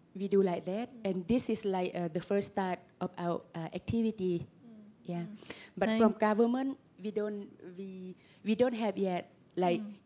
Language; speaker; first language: English; non-native, learner; Lao